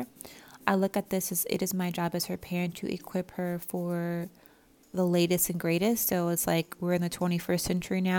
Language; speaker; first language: English; native; English